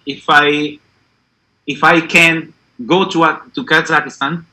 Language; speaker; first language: English; non-native, learner; Italian